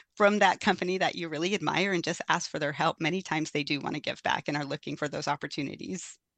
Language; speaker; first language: English; native; English